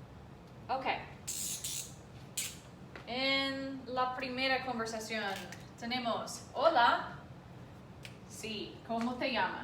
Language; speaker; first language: Spanish; non-native, fluent; English